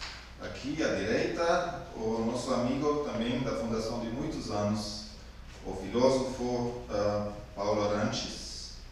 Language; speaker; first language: Portuguese; non-native, fluent; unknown